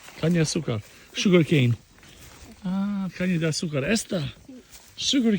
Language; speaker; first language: Spanish; non-native, learner; Albanian